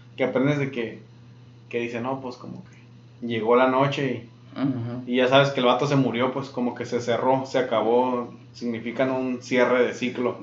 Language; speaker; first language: Spanish; early bilingual, heritage; Spanish